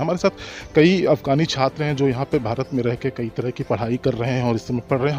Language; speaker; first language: Hindi; native; Hindi